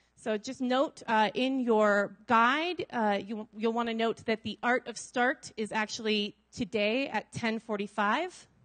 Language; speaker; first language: English; native; English